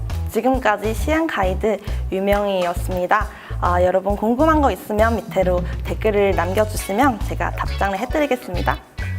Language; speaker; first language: Korean; non-native, fluent; Chinese